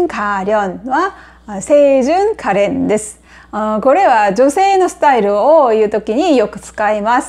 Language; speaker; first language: Japanese; non-native, fluent; Korean